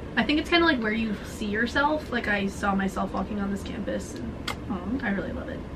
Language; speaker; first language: English; native; English